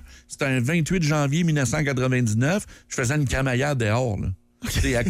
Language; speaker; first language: French; native; French